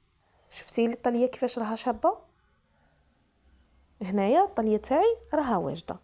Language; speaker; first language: Arabic; native; Arabic